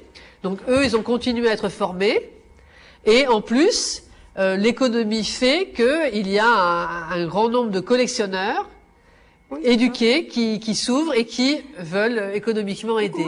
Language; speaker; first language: French; native; French